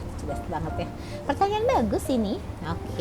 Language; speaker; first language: Indonesian; native; Indonesian